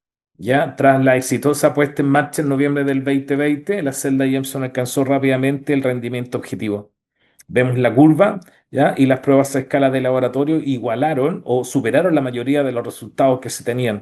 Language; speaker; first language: Spanish; native; Spanish